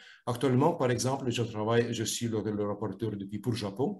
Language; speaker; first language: French; non-native, fluent; Lithuanian